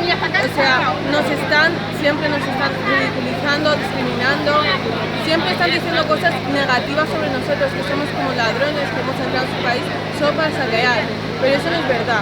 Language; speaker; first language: Spanish; early bilingual, other home language; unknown